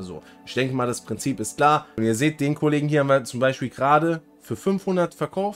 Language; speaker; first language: German; native; German